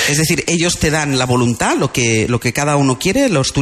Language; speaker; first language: Spanish; native; Spanish